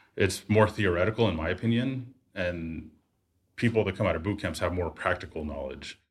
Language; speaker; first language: English; native; English